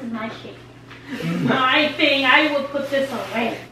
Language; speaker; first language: English; early bilingual, other home language; Spanish